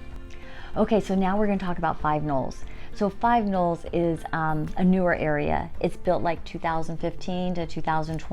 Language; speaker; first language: English; native; English